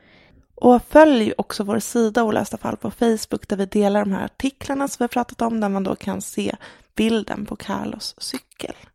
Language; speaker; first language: Swedish; native; Swedish